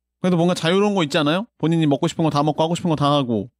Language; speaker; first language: Korean; native; Korean